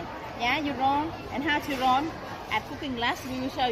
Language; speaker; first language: English; non-native, learner; Vietnamese